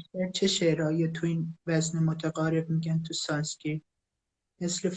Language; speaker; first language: Persian; native; Persian